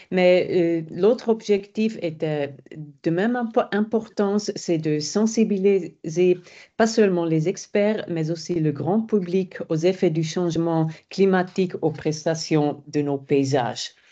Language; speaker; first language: French; non-native, fluent; German